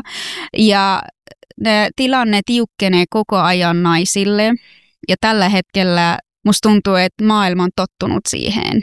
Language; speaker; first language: Finnish; non-native, fluent; Persian